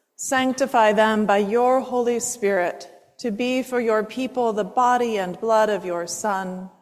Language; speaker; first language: English; native; English